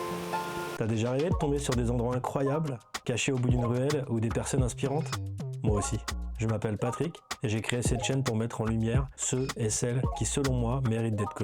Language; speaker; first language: French; native; French